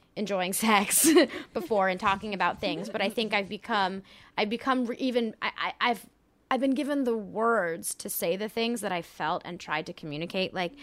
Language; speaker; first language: English; early bilingual, other home language; French